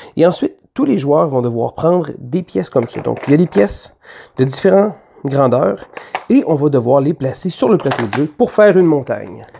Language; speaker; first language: French; native; French